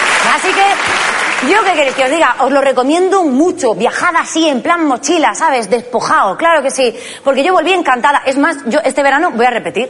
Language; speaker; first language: Spanish; native; Spanish